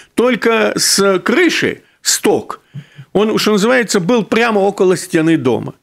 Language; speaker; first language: Russian; native; Russian